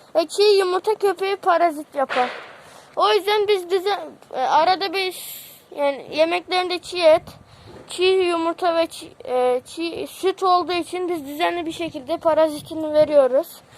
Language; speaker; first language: Turkish; native; Turkish